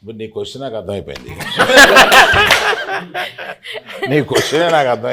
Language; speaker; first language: Telugu; native; Telugu